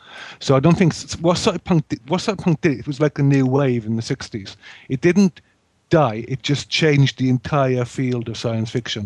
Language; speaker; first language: English; native; English